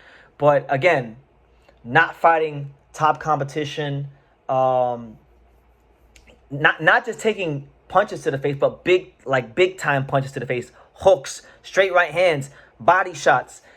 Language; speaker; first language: English; native; English